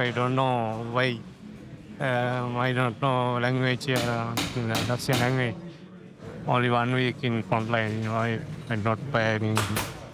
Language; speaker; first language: English; non-native, learner; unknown